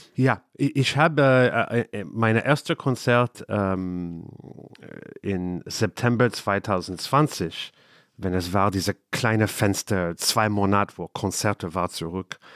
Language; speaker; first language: German; non-native, learner; English